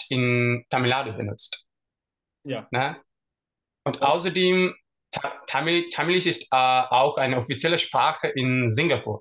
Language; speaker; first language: German; non-native, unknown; Tamil